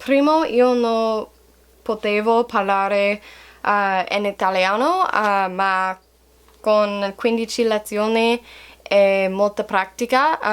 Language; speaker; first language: Italian; non-native, learner; English